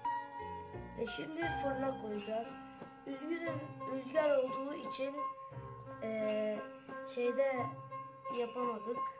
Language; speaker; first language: Turkish; non-native, learner; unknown